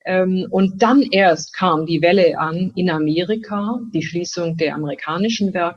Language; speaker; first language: German; native; German